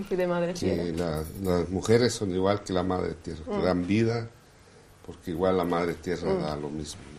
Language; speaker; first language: Spanish; non-native, local second language; Kʼicheʼ